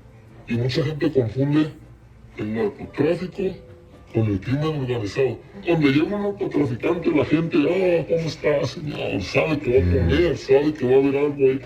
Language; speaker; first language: Spanish; native; Spanish